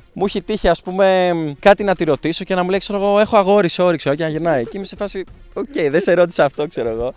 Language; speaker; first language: Greek; early bilingual, other home language; Albanian